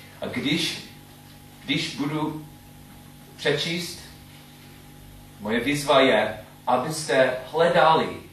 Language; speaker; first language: Czech; non-native, learner; English